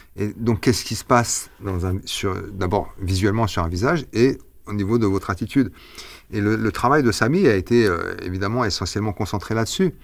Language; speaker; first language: French; early bilingual, other home language; Arabic